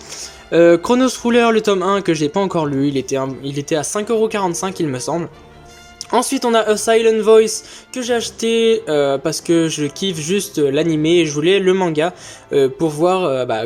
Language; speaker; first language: French; native; French